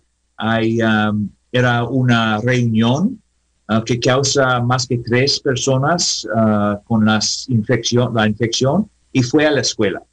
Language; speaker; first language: Spanish; non-native, learner; English